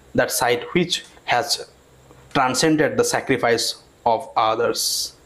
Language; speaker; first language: English; non-native, local second language; Bangla